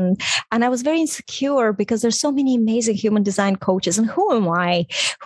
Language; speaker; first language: English; non-native, fluent; Russian